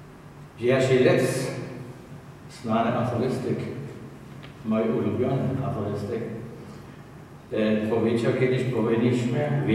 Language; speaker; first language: Polish; non-native, learner; German